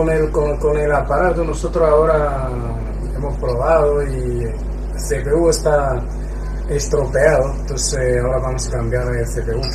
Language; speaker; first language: Spanish; non-native, fluent; Chinese